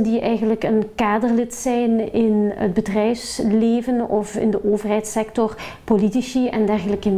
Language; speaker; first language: Dutch; native; Dutch